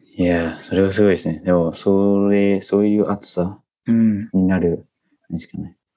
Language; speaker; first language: Japanese; non-native, fluent; English